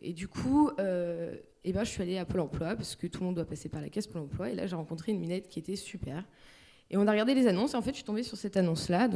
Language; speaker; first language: French; native; French